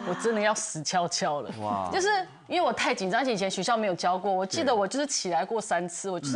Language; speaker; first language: Chinese; native; Chinese